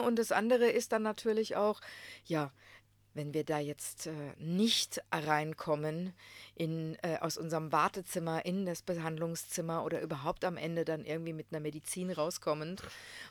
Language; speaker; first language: German; non-native, fluent; Croatian